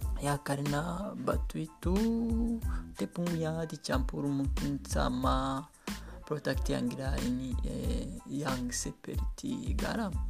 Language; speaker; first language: Indonesian; non-native, learner; Kinyarwanda